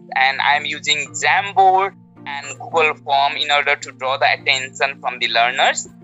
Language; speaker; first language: English; non-native, local second language; Nepali